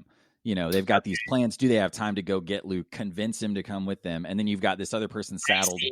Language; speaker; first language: English; native; English